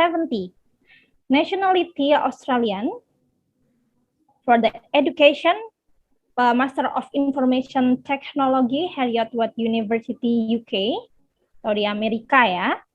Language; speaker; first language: English; non-native, learner; Indonesian